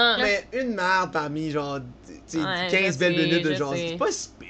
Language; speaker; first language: French; native; French